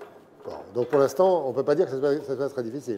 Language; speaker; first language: French; native; French